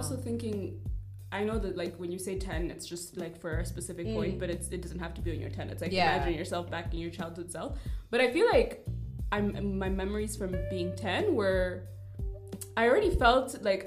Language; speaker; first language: English; non-native, local second language; Kinyarwanda